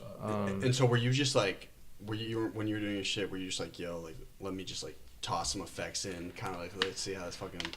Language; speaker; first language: English; native; English